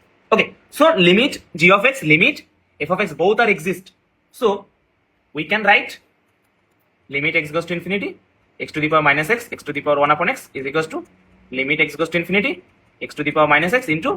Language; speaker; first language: English; non-native, local second language; Hindi